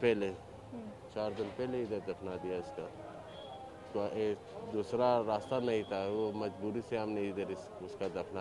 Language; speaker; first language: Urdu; non-native, learner; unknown